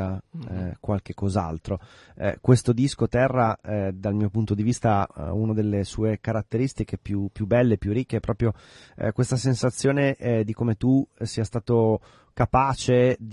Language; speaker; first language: Italian; native; Italian